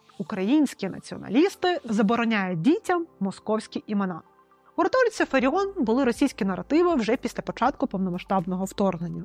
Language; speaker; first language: Ukrainian; non-native, local second language; Russian